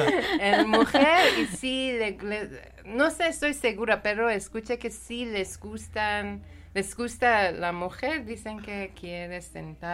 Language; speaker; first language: Spanish; non-native, learner; Persian